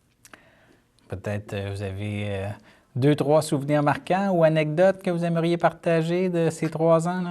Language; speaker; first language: French; native; French